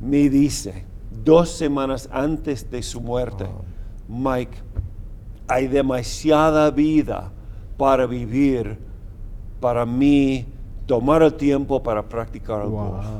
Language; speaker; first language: Spanish; non-native, fluent; English